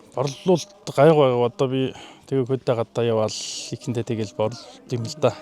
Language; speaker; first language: Mongolian; non-native, local second language; Kazakh